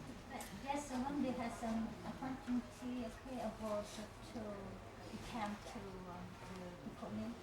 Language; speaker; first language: English; non-native, learner; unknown